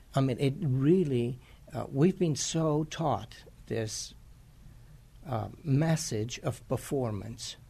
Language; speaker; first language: English; non-native, fluent; Romanian